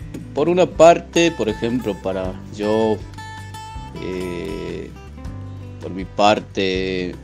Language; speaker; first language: Spanish; non-native, local second language; Guarani